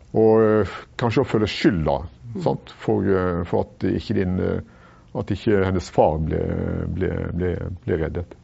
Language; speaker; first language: Norwegian; native; Norwegian